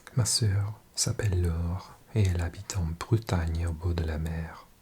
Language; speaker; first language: French; non-native, learner; English